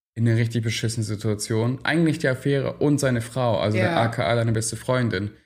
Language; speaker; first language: German; early bilingual, other home language; Turkish